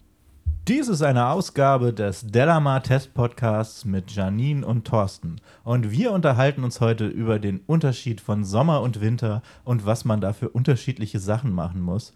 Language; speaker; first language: German; native; German